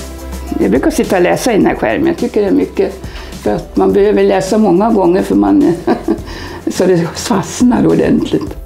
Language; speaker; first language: Swedish; native; Swedish